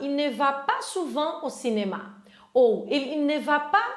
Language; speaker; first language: French; non-native, fluent; Portuguese